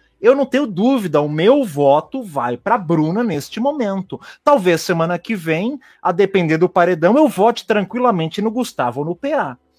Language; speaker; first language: Portuguese; native; Portuguese